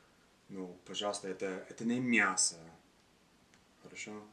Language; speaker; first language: Russian; non-native, learner; English